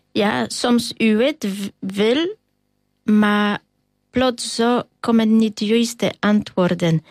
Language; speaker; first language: Dutch; non-native, learner; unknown